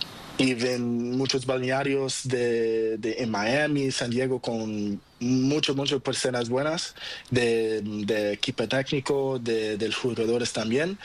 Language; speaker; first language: Spanish; non-native, learner; Portuguese